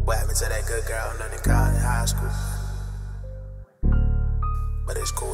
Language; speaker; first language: English; native; English